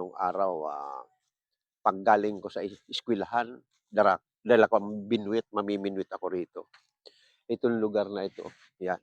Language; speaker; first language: Filipino; native; Filipino